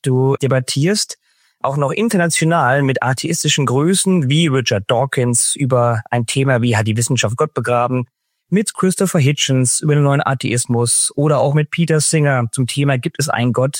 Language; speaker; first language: German; native; German